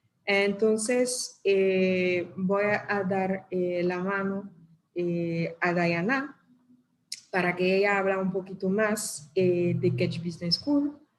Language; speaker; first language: Spanish; non-native, fluent; French